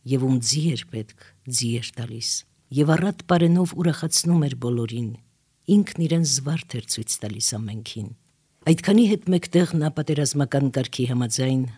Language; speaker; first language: Armenian; native; Armenian